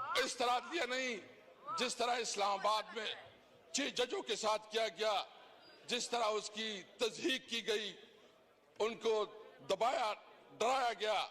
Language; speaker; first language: Urdu; non-native, local second language; Pashto